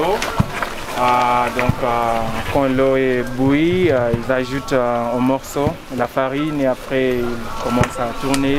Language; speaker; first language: French; non-native, fluent; Luo (Kenya and Tanzania)